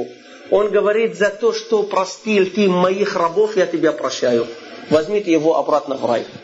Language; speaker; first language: Russian; non-native, fluent; Arabic